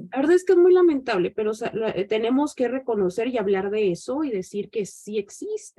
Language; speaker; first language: Spanish; native; Spanish